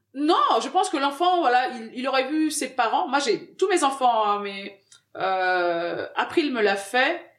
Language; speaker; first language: French; early bilingual, other home language; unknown